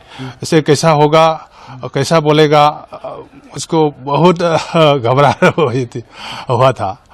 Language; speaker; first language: Hindi; non-native, local second language; Manipuri